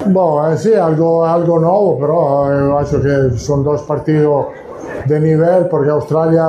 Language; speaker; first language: Portuguese; non-native, learner; Italian